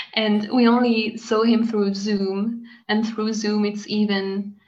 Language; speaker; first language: English; non-native, fluent; Hungarian